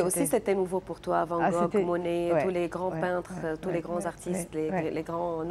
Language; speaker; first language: French; non-native, local second language; Arabic